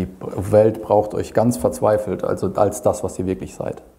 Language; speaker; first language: German; native; German